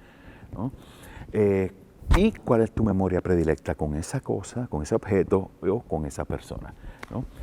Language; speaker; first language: Spanish; native; Spanish